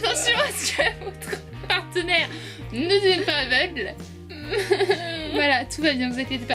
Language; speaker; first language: French; native; French